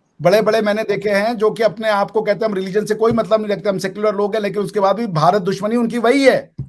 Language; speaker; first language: Hindi; native; Hindi